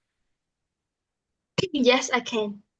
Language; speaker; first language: English; non-native, learner; Vietnamese